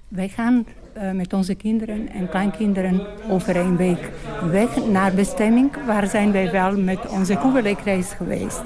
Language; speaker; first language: Dutch; non-native, learner; Bosnian